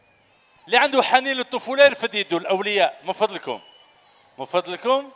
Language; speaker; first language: Arabic; native; Arabic